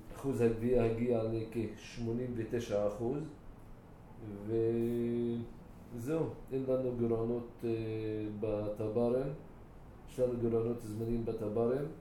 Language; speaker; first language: Hebrew; non-native, local second language; Arabic